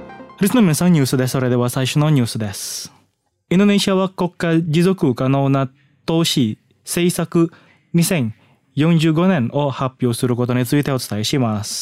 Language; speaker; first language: Japanese; non-native, fluent; Indonesian